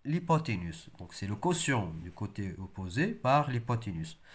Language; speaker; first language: French; non-native, local second language; Arabic